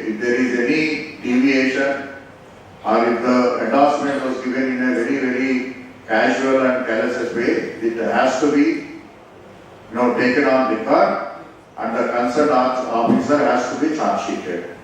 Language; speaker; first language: English; non-native, local second language; Telugu